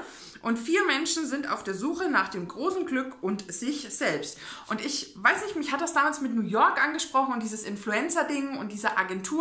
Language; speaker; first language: German; native; German